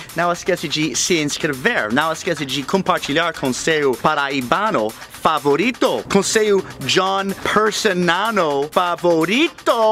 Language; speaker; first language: Portuguese; non-native, fluent; English